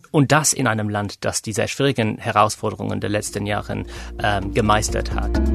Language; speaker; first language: German; non-native, fluent; English